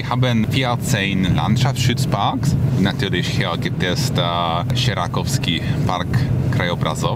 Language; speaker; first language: German; non-native, fluent; Polish